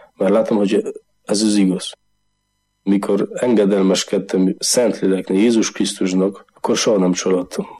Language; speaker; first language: Hungarian; non-native, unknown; Polish